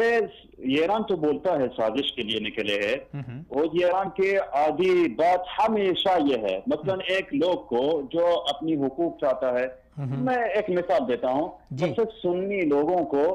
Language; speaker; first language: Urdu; non-native, fluent; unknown